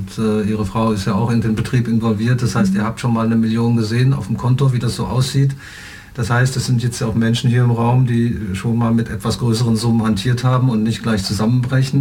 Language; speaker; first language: German; native; German